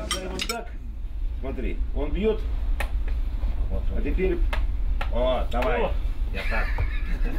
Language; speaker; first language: Russian; non-native, learner; English